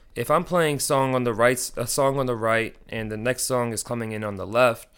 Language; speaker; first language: English; early bilingual, other home language; Hindi